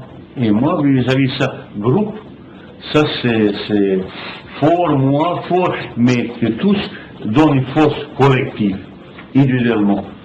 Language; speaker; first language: French; non-native, fluent; Bosnian